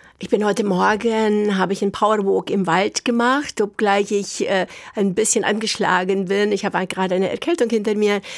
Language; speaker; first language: German; early bilingual, heritage; German